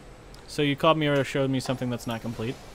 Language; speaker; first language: English; native; English